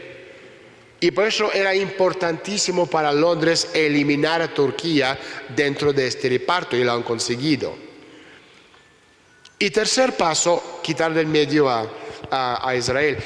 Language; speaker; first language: Spanish; non-native, fluent; Russian